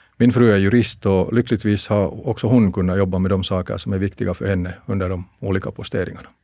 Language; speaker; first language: Swedish; native; Swedish